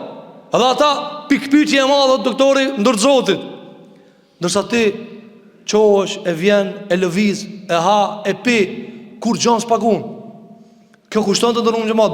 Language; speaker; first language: Albanian; native; Albanian